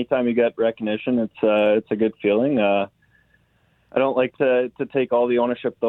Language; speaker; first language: English; native; English